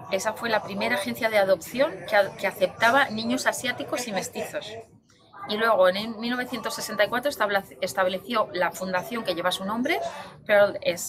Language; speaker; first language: Spanish; native; Spanish